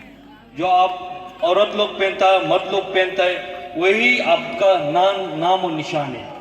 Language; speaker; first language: Hindi; non-native, fluent; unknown